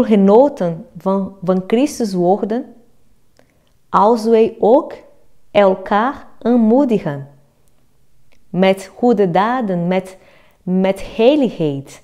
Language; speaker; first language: Dutch; non-native, fluent; Portuguese